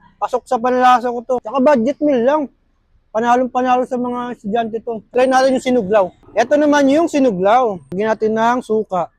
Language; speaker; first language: Filipino; native; Filipino